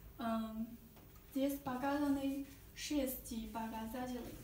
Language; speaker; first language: Russian; non-native, learner; Chinese